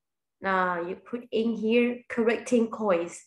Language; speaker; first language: English; non-native, fluent; Vietnamese